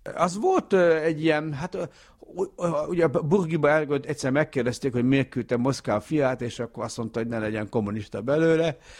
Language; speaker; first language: Hungarian; early bilingual, heritage; Hungarian